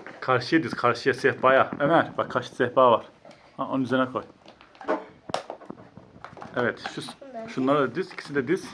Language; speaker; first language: Turkish; native; Turkish